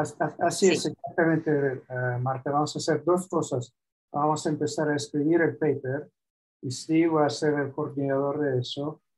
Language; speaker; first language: Spanish; non-native, fluent; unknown